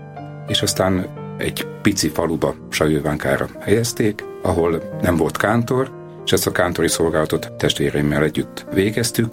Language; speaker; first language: Hungarian; native; Hungarian